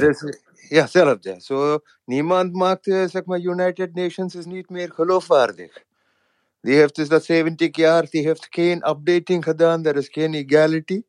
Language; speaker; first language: Dutch; non-native, fluent; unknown